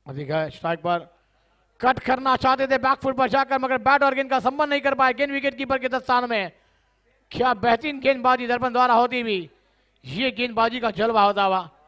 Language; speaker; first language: Hindi; non-native, local second language; Marathi